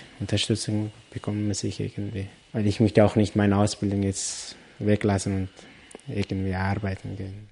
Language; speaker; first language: German; non-native, learner; Persian